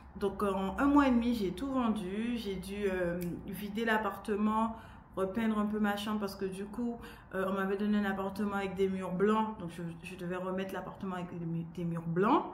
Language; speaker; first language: French; native; French